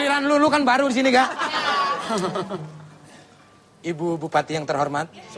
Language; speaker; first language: Indonesian; native; Indonesian